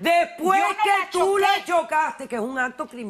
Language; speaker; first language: Spanish; native; Spanish